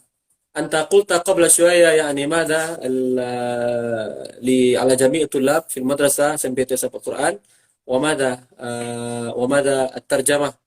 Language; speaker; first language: Arabic; non-native, fluent; Indonesian